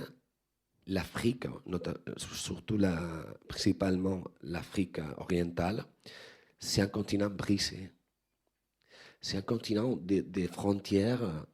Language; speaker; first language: French; non-native, fluent; Spanish